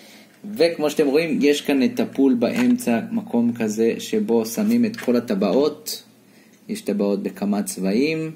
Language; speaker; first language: Hebrew; native; Hebrew